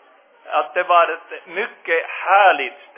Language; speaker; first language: Swedish; non-native, fluent; Finnish